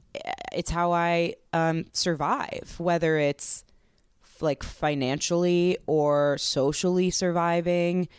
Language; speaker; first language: English; native; English